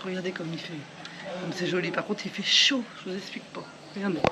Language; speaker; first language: French; native; French